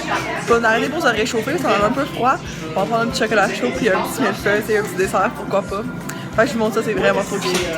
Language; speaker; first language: French; native; French